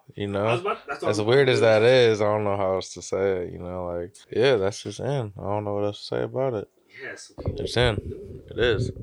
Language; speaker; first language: English; native; English